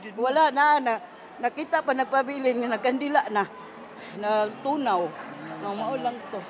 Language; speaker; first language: Cebuano; native; Cebuano